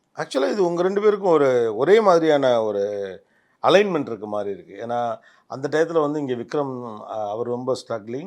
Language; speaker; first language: Tamil; native; Tamil